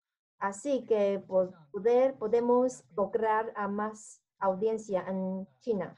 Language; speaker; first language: Spanish; non-native, learner; Chinese